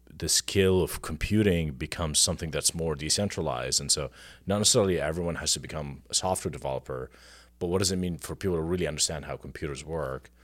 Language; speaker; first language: English; non-native, fluent; Arabic